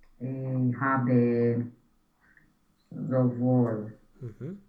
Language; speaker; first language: German; non-native, learner; Romanian